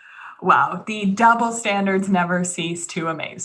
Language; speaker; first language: English; native; English